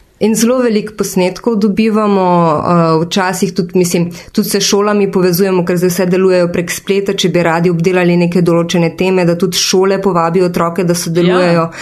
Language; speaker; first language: Slovenian; native; Slovenian